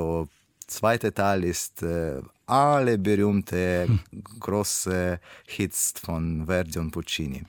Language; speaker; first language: German; non-native, learner; Russian